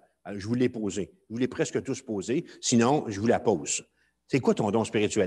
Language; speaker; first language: French; native; French